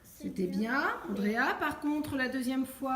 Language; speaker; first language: French; native; French